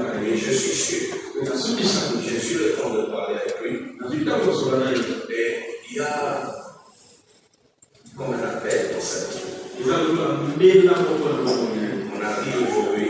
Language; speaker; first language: French; non-native, local second language; Lingala